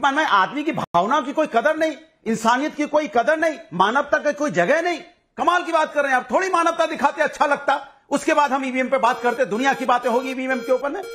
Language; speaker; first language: Hindi; native; Hindi